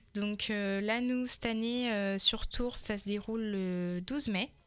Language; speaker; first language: French; native; French